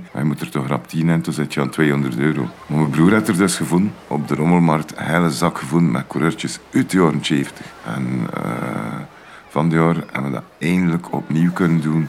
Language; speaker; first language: Dutch; native; Dutch